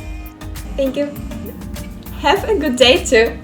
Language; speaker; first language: English; non-native, learner; Ukrainian